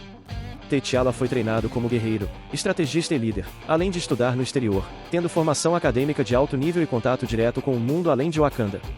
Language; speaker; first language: Portuguese; native; Portuguese